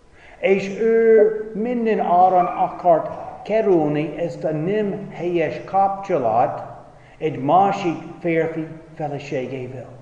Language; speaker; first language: Hungarian; non-native, fluent; English